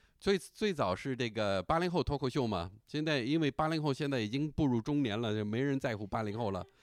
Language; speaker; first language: Chinese; non-native, fluent; English